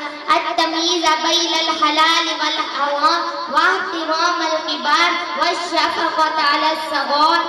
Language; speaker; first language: Arabic; non-native, learner; Urdu